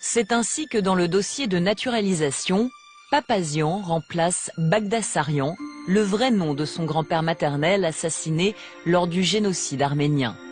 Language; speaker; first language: French; native; French